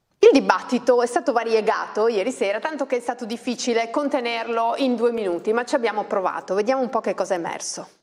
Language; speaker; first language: Italian; native; Italian